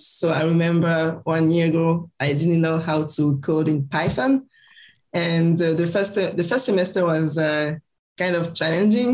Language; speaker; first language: English; non-native, fluent; French